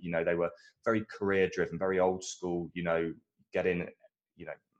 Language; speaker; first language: English; native; English